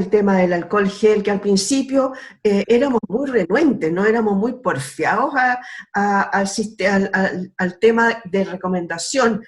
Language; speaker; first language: Spanish; native; Spanish